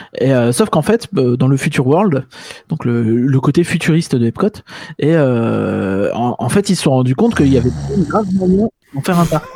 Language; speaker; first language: French; native; French